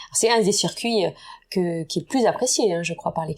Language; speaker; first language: French; native; French